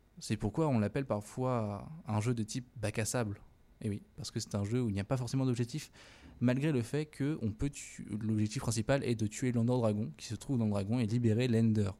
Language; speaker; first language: French; native; French